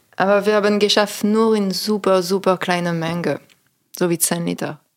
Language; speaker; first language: German; non-native, learner; French